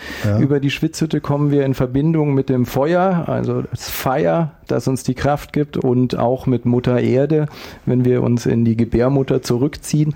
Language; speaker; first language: German; native; German